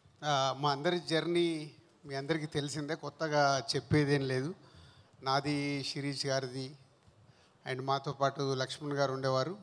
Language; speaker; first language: Telugu; native; Telugu